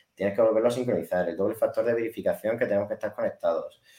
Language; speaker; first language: Spanish; native; Spanish